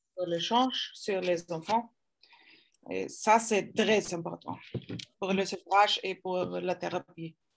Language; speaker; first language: French; non-native, fluent; German